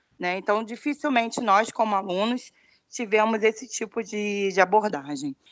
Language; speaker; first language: Portuguese; native; Portuguese